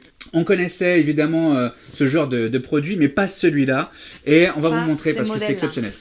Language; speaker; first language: French; native; French